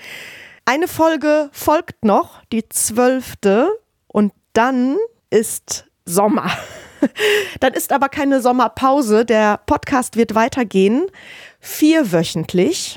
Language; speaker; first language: German; native; German